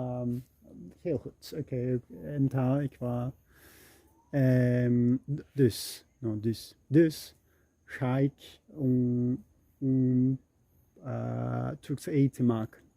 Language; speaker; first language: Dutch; non-native, learner; Turkish